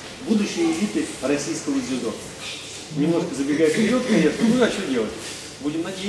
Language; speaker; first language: Russian; native; Russian